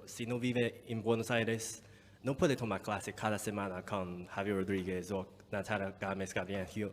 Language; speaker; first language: Spanish; non-native, fluent; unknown